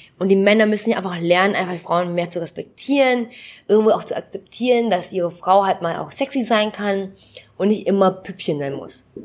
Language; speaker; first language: German; early bilingual, other home language; Vietnamese